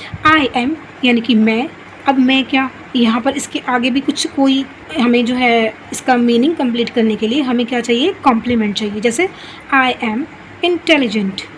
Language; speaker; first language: Hindi; native; Hindi